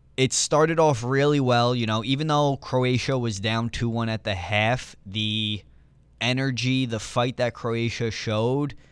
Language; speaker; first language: English; early bilingual, other home language; Italian